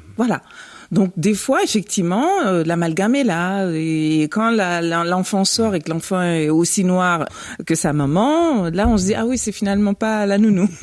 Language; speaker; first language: French; early bilingual, other home language; Bambara